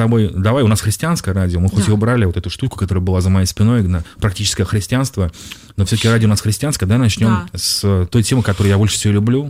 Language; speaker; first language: Russian; native; Russian